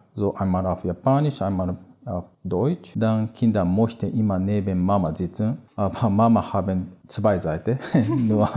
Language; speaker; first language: German; non-native, learner; Japanese